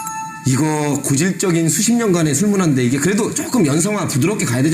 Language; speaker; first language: Korean; native; Korean